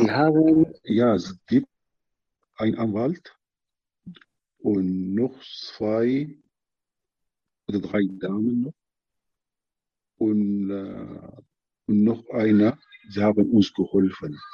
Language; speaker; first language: German; non-native, learner; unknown